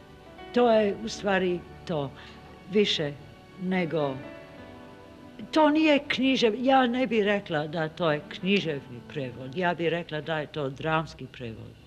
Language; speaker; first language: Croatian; non-native, fluent; English